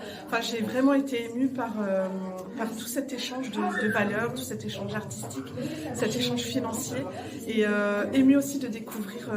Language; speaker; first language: French; native; French